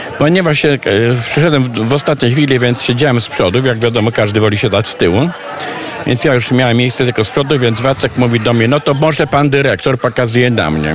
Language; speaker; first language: Polish; native; Polish